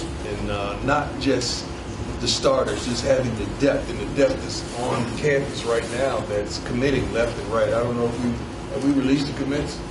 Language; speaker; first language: English; native; English